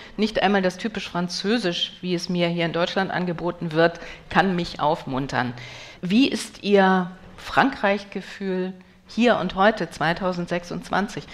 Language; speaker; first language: German; native; German